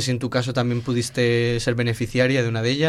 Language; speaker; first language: Spanish; native; Spanish